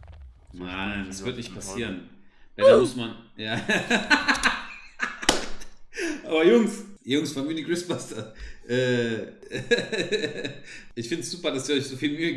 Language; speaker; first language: German; native; German